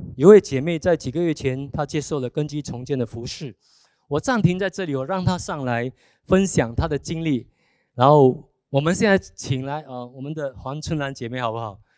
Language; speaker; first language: Chinese; native; Chinese